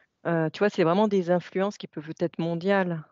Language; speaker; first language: French; native; French